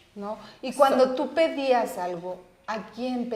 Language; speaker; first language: Spanish; native; Spanish